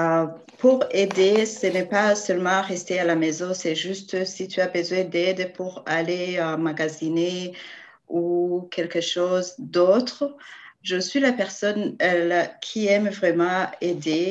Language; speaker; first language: French; non-native, local second language; Rundi